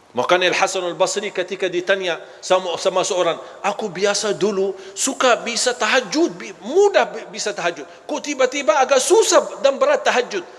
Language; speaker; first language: Malay; non-native, fluent; Arabic